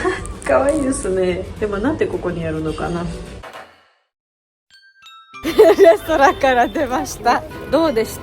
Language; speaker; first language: Japanese; non-native, fluent; Georgian